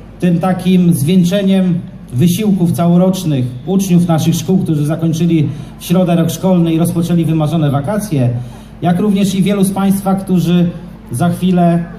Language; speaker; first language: Polish; native; Polish